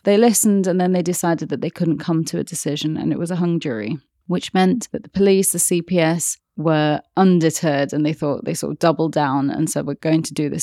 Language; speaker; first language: English; native; English